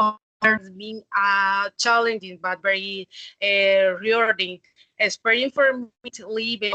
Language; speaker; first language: English; non-native, learner; Spanish